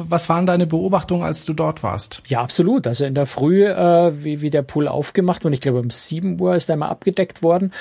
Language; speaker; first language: German; native; German